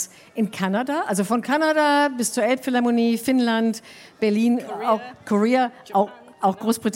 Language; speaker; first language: German; native; German